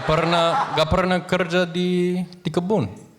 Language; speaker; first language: Indonesian; non-native, learner; English